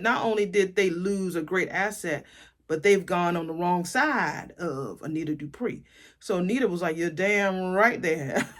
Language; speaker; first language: English; native; English